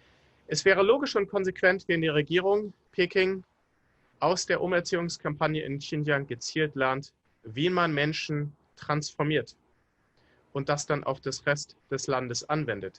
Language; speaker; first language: German; native; German